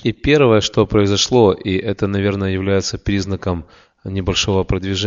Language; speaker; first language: Russian; native; Russian